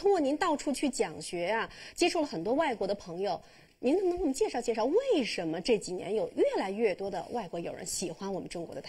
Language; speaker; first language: Chinese; native; Chinese